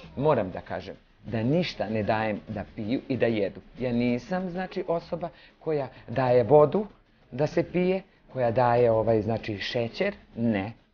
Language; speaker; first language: Serbian; native; Serbian